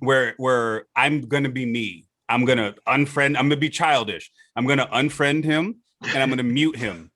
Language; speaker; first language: English; native; English